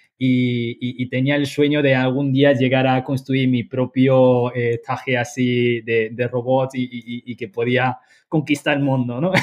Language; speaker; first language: Spanish; non-native, fluent; Chinese